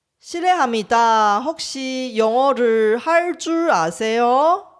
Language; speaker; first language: Korean; non-native, fluent; Chinese